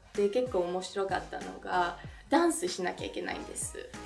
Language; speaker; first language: Japanese; early bilingual, other home language; French